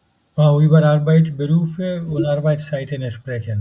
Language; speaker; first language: German; non-native, fluent; Bangla